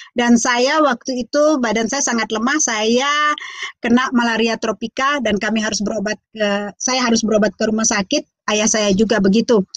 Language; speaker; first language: Indonesian; non-native, local second language; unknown